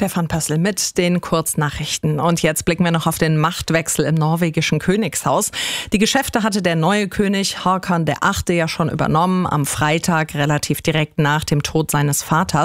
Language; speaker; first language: German; native; German